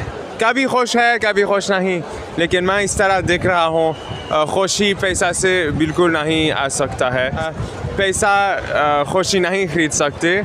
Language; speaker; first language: Hindi; non-native, learner; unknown